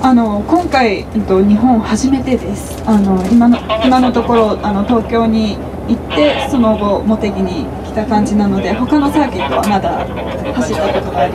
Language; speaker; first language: Japanese; non-native, fluent; French